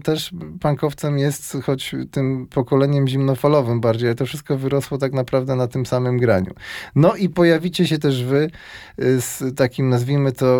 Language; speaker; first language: Polish; native; Polish